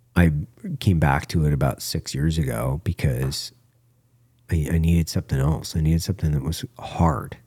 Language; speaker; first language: English; native; English